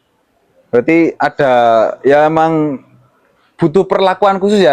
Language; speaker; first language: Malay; non-native, local second language; Javanese